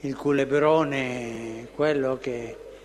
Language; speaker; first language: Italian; non-native, fluent; Spanish